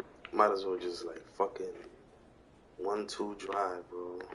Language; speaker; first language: English; native; English